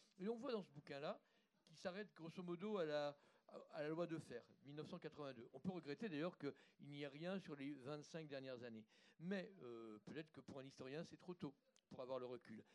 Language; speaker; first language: French; native; French